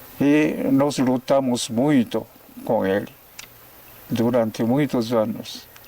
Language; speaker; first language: Portuguese; non-native, fluent; Japanese